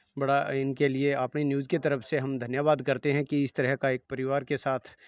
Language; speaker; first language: Hindi; native; Hindi